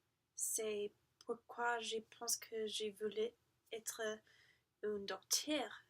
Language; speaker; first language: French; non-native, learner; English